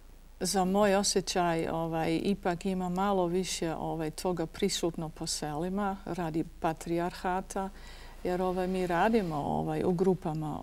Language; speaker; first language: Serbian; non-native, fluent; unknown